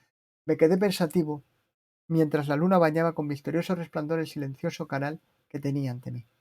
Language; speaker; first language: Spanish; native; Spanish